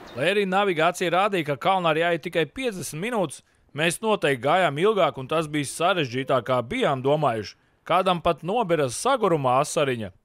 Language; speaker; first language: Latvian; native; Latvian